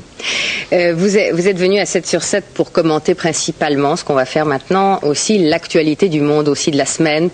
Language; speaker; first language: French; native; French